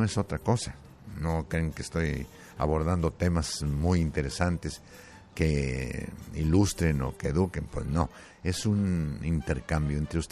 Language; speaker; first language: Spanish; native; Spanish